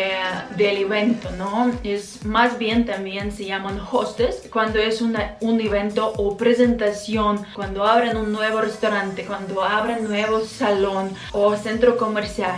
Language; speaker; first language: Spanish; non-native, fluent; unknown